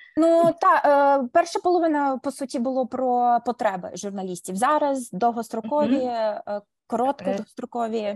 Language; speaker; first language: Ukrainian; early bilingual, heritage; Ukrainian